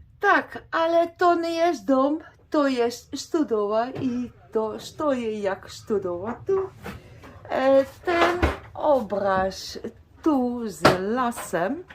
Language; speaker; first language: Polish; non-native, learner; Dutch